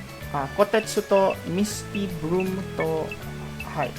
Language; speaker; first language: Japanese; non-native, learner; Filipino